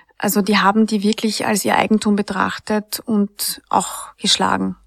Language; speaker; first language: German; native; German